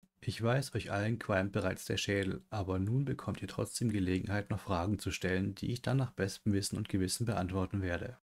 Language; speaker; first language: German; native; German